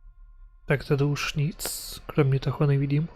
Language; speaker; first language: Czech; non-native, learner; Ukrainian